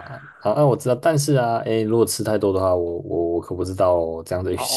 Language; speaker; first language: Chinese; native; Chinese